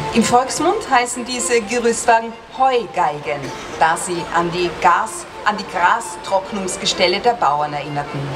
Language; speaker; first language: German; native; German